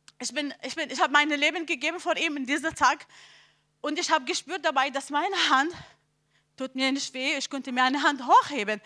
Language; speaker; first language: German; non-native, learner; Arabic